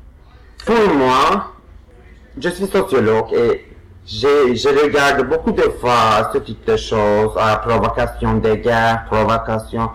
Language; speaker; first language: French; non-native, fluent; Turkish